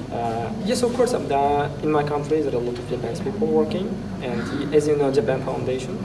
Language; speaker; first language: English; non-native, fluent; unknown